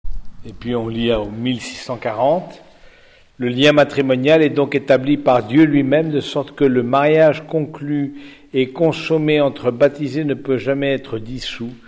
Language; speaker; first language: French; native; French